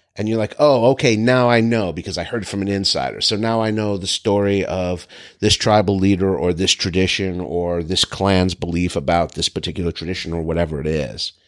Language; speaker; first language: English; native; English